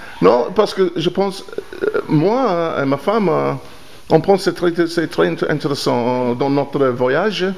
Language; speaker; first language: French; non-native, learner; English